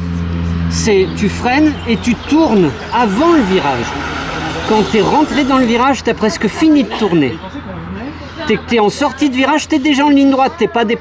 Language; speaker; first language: French; native; French